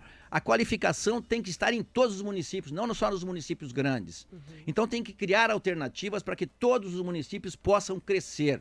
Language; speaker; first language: Portuguese; native; Portuguese